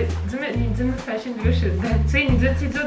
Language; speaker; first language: Chinese; non-native, learner; French